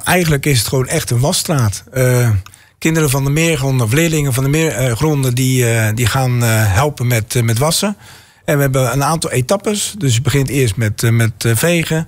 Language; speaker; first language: Dutch; native; Dutch